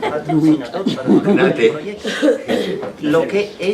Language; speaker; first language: Spanish; non-native, fluent; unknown